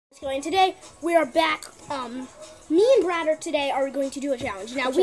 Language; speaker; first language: English; native; English